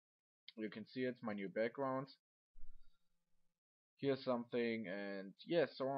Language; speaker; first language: English; non-native, learner; German